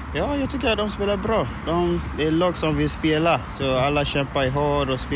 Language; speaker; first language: Swedish; non-native, fluent; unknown